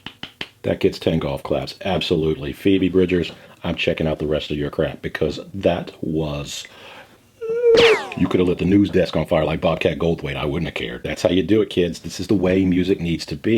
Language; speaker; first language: English; native; English